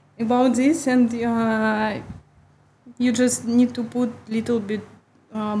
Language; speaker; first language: English; non-native, learner; Russian